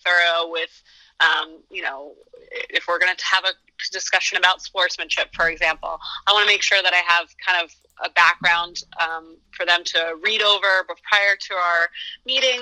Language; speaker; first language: English; native; English